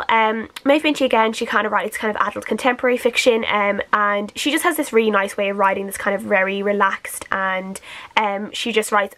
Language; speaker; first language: English; native; English